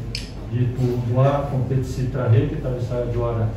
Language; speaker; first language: Indonesian; non-native, learner; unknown